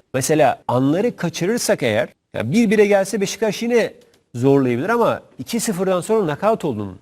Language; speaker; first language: Turkish; native; Turkish